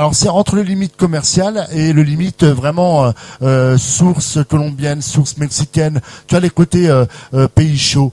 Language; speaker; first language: French; native; French